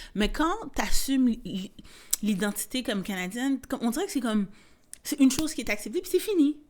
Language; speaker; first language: French; native; French